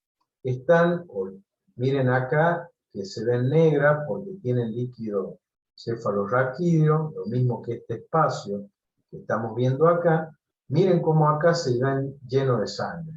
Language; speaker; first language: Spanish; native; Spanish